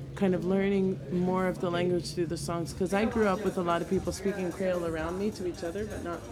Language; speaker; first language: English; native; English